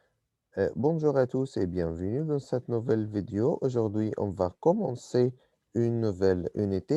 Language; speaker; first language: French; non-native, fluent; Arabic